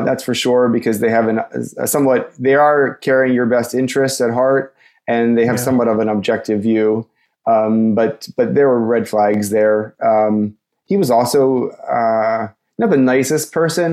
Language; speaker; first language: English; native; English